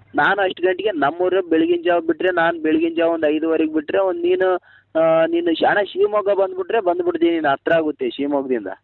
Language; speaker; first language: Kannada; native; Kannada